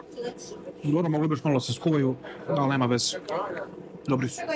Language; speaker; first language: Bosnian; native; Bosnian